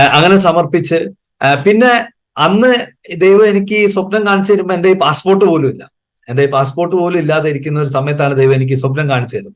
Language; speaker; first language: Malayalam; native; Malayalam